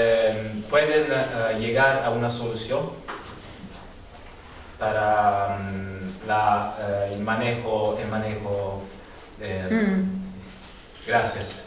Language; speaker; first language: Spanish; non-native, learner; Italian